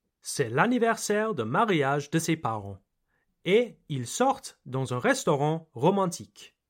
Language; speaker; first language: French; non-native, fluent; English